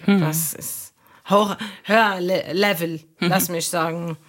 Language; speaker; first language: German; non-native, fluent; Arabic